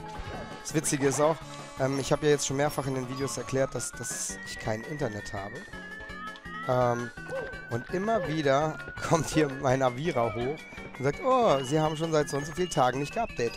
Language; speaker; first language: German; native; German